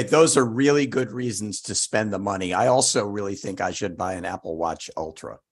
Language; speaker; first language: English; native; English